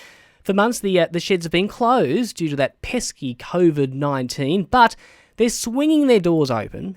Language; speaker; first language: English; native; English